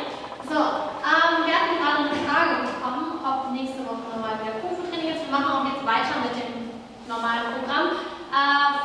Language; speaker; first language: German; native; German